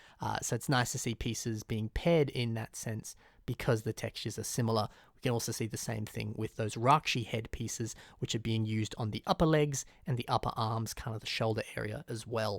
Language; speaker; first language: English; native; English